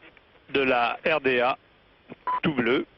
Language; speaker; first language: French; native; French